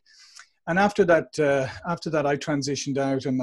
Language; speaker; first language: English; native; English